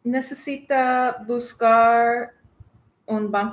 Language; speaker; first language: Spanish; non-native, learner; English